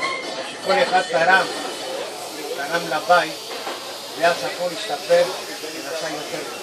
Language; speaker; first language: Hebrew; non-native, fluent; Spanish